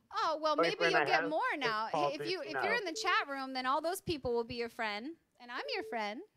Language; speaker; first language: English; native; English